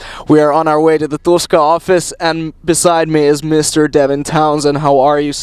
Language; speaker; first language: English; non-native, fluent; Finnish